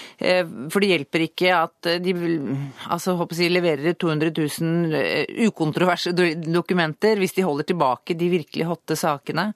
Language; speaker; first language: Norwegian; native; Norwegian